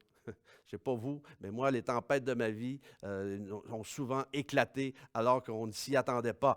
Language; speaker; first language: French; native; French